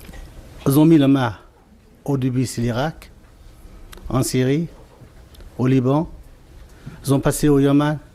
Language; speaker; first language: French; non-native, fluent; Arabic